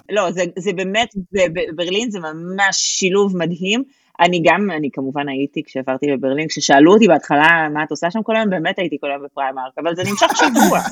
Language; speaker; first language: Hebrew; native; Hebrew